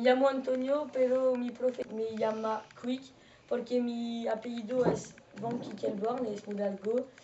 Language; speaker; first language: Spanish; non-native, learner; French